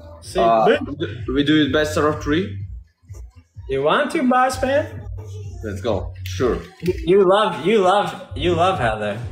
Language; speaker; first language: English; native; English